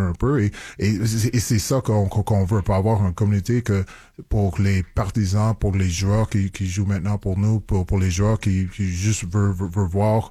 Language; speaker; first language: French; non-native, local second language; English